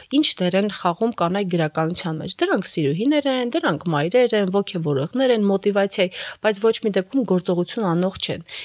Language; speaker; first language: Armenian; native; Armenian